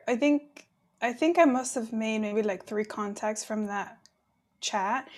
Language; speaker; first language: English; early bilingual, other home language; Spanish